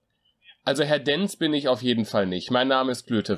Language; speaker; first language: German; native; German